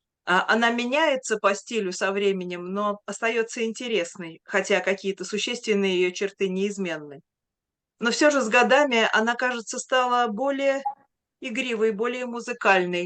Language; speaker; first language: Russian; native; Russian